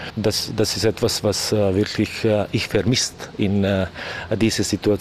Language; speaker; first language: German; non-native, learner; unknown